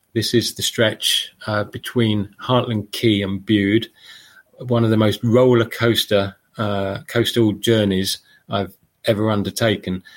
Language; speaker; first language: English; native; English